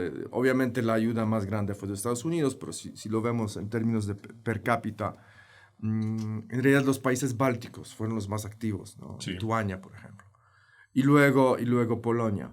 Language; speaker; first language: Spanish; non-native, fluent; Polish